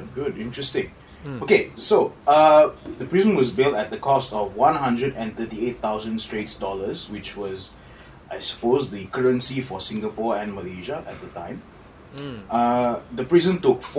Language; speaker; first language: English; non-native, local second language; Malay